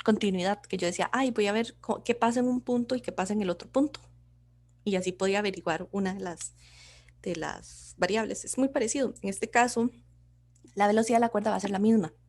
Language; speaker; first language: Spanish; native; Spanish